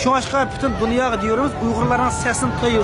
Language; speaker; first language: Turkish; non-native, learner; Uyghur